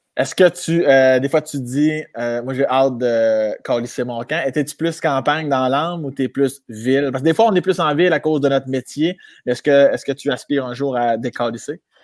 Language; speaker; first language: French; native; French